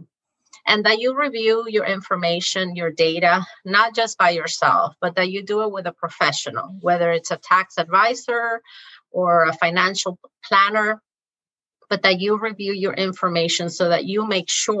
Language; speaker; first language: English; non-native, fluent; Spanish